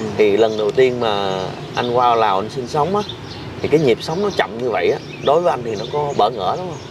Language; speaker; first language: Vietnamese; native; Vietnamese